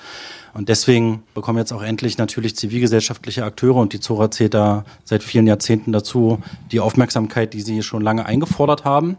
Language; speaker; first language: German; native; German